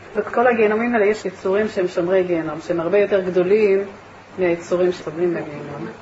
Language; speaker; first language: Hebrew; native; Hebrew